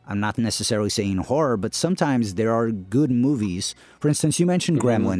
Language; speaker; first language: English; non-native, fluent; Portuguese